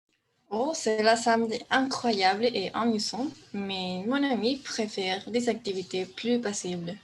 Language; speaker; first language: French; non-native, learner; Spanish